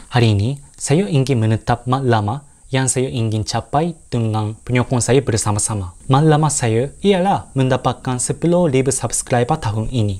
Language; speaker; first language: Malay; non-native, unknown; Japanese